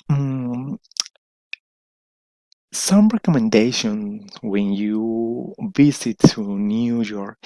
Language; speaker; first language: English; non-native, learner; Spanish